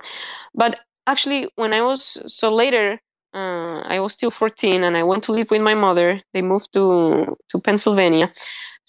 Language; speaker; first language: English; early bilingual, other home language; Spanish